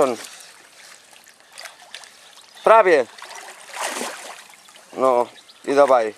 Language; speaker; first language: Polish; non-native, learner; Spanish